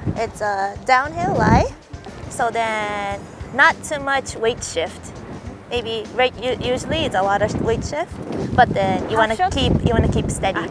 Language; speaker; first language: English; early bilingual, other home language; Japanese